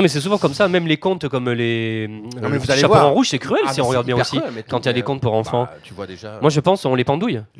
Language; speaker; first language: French; native; French